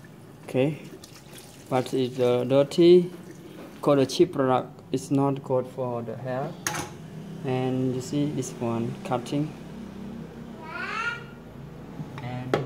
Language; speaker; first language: English; non-native, learner; Khmer